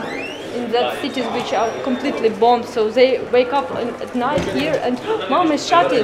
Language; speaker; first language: English; non-native, learner; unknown